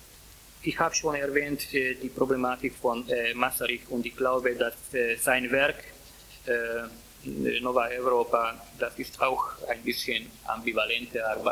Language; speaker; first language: German; non-native, fluent; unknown